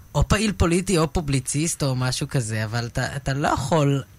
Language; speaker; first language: Hebrew; native; Hebrew